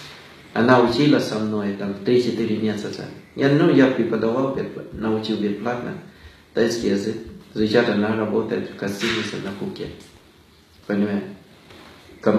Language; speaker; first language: Russian; non-native, fluent; Thai